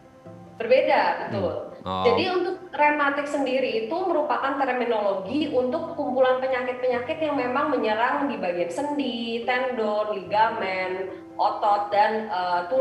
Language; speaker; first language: Indonesian; native; Indonesian